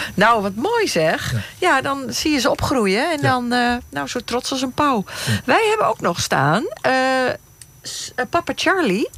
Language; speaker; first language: Dutch; native; Dutch